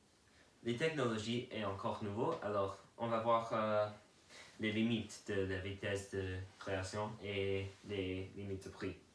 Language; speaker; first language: French; non-native, learner; English